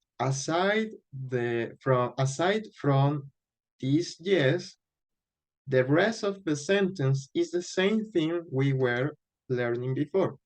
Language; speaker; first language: English; non-native, fluent; Spanish